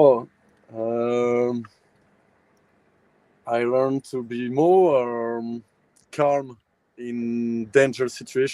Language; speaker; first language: English; non-native, learner; French